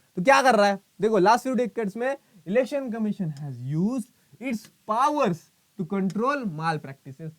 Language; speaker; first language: Hindi; non-native, local second language; Marathi